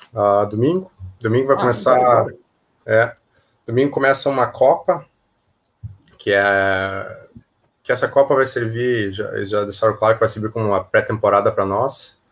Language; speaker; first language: Portuguese; native; Portuguese